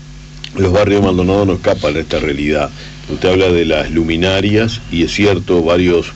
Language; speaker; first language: Spanish; native; Spanish